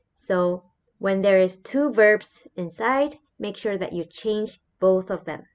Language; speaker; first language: English; non-native, fluent; Japanese